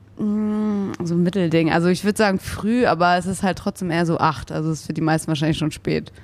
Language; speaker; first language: German; early bilingual, other home language; English